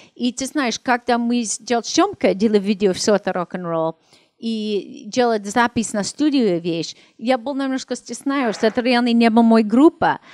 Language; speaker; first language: Russian; non-native, learner; English